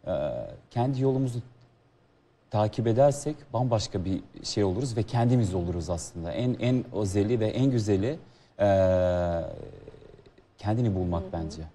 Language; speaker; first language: Turkish; non-native, fluent; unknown